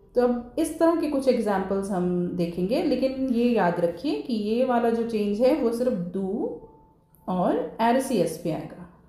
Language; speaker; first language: Hindi; native; Hindi